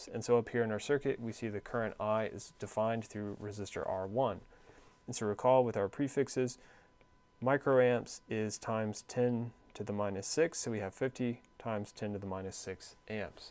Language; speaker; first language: English; native; English